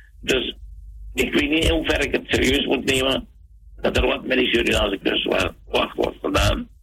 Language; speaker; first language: Dutch; native; Dutch